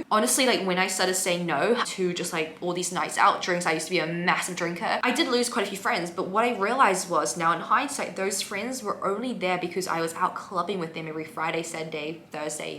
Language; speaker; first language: English; native; English